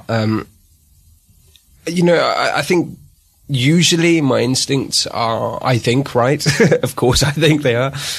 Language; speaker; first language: English; native; English